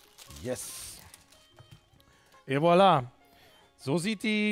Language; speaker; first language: German; native; German